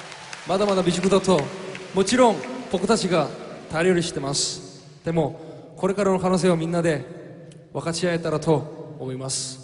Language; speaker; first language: Japanese; non-native, fluent; Korean